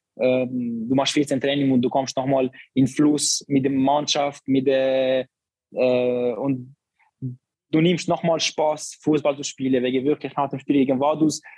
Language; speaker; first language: German; non-native, learner; Albanian